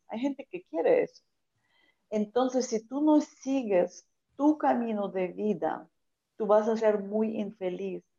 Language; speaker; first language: Spanish; non-native, fluent; Ukrainian